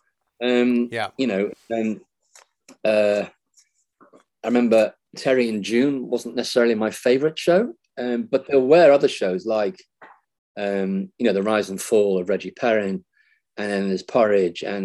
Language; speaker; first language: English; native; English